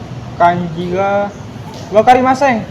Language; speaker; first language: Japanese; non-native, learner; Indonesian